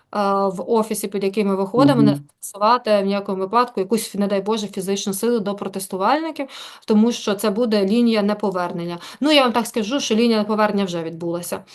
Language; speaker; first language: Ukrainian; native; Ukrainian